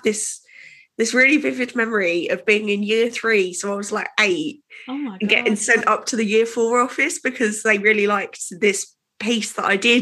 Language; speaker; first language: English; native; English